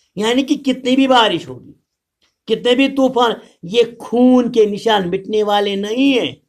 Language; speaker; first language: Urdu; non-native, local second language; Kashmiri